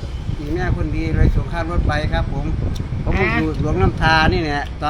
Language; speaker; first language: Thai; native; Thai